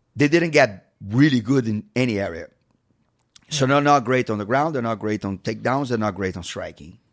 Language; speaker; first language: English; non-native, fluent; Portuguese